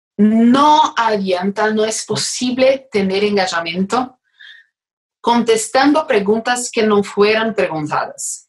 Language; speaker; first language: Spanish; non-native, fluent; Portuguese